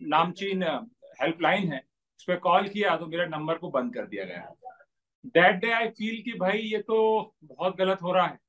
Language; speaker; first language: Hindi; native; Hindi